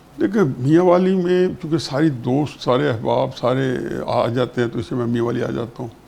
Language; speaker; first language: Urdu; non-native, local second language; Saraiki